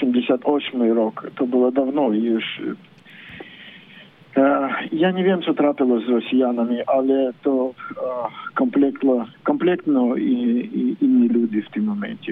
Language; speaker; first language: Polish; non-native, learner; Ukrainian